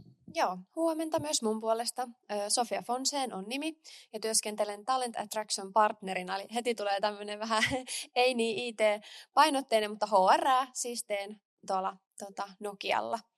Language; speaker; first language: Finnish; native; Finnish